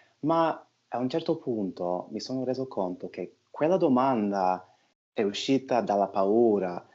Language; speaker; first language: Italian; non-native, fluent; English